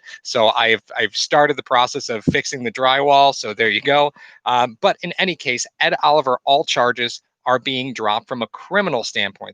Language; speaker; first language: English; native; English